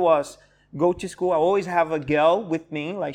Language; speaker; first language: English; non-native, fluent; Portuguese